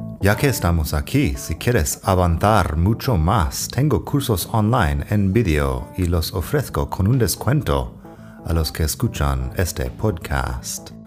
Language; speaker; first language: Spanish; non-native, fluent; English